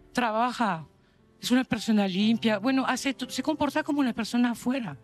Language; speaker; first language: Spanish; non-native, fluent; French